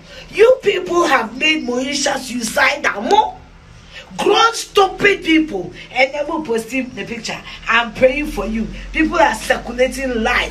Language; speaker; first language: English; non-native, local second language; Akan